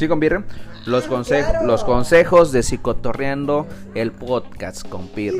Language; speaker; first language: Spanish; native; Spanish